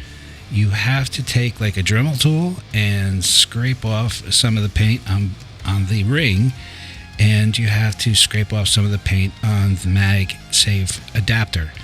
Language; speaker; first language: English; native; English